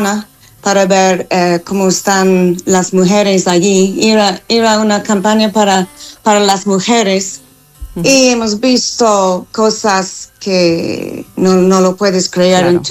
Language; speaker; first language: Spanish; non-native, fluent; English